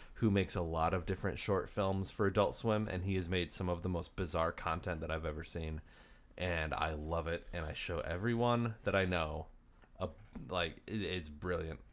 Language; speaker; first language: English; native; English